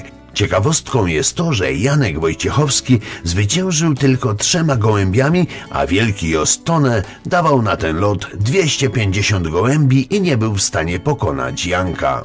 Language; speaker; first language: Polish; native; Polish